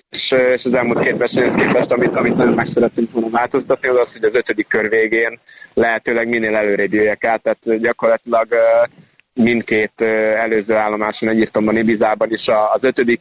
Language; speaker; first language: Hungarian; native; Hungarian